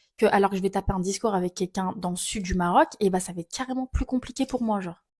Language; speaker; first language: French; early bilingual, other home language; Arabic